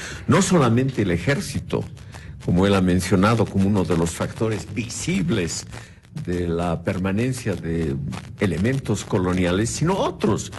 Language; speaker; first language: Spanish; native; Spanish